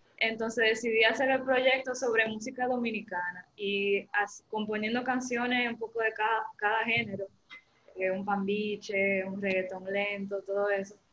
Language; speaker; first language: Spanish; early bilingual, other home language; French